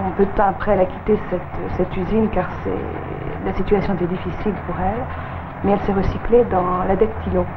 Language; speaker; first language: French; native; French